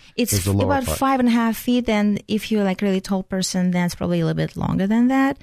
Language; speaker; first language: English; non-native, fluent; Russian